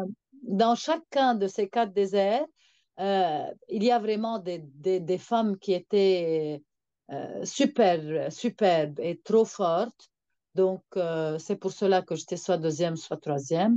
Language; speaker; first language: French; non-native, local second language; Arabic